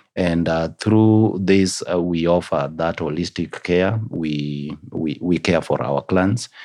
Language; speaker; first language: English; non-native, local second language; Luo (Kenya and Tanzania)